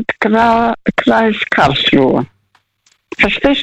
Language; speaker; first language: German; non-native, learner; Russian